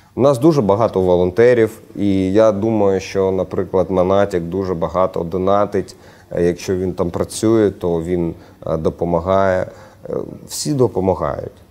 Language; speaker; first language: Ukrainian; non-native, local second language; Russian